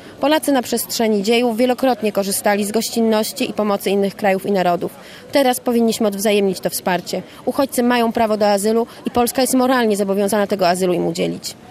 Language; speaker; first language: Polish; native; Polish